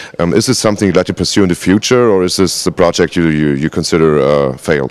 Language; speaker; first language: English; non-native, fluent; German